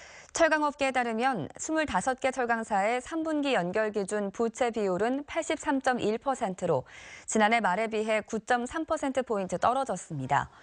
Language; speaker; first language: Korean; native; Korean